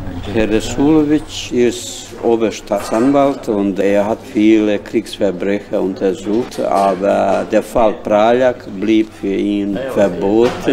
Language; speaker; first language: German; non-native, fluent; Bosnian